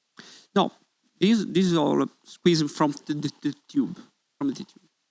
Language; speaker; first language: English; non-native, learner; Italian